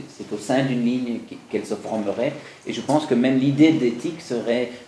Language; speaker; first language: French; non-native, fluent; English